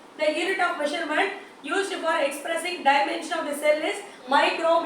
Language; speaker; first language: English; non-native, local second language; Tamil